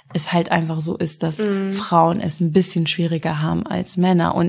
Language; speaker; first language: German; early bilingual, other home language; Arabic